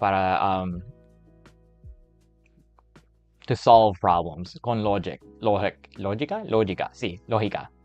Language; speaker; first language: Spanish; non-native, learner; English